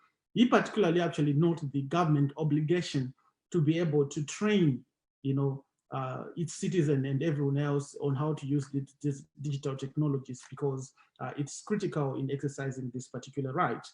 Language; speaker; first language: English; non-native, local second language; Shona